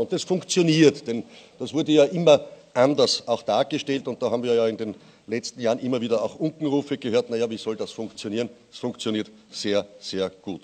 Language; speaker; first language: German; native; German